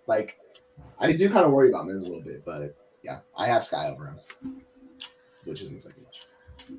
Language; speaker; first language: English; native; English